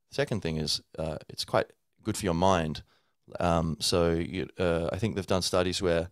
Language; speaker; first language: English; native; English